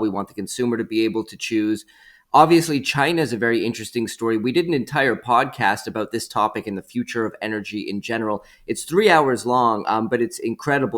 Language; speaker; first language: English; native; English